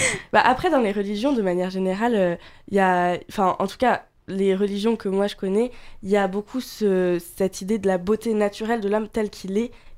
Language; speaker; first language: French; native; French